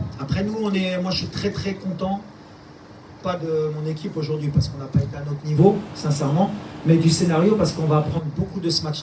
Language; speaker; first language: French; native; French